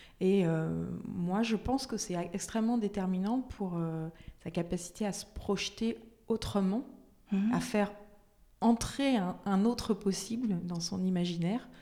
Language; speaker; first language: French; native; French